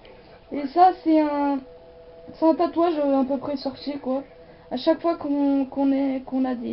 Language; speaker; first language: French; native; French